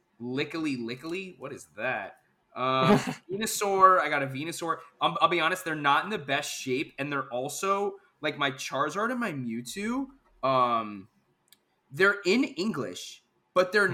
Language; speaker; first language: English; native; English